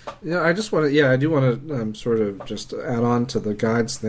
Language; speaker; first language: English; native; English